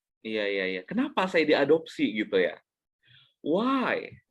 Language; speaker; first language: Indonesian; native; Indonesian